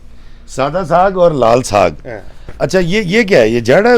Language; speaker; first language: Hindi; non-native, local second language; Punjabi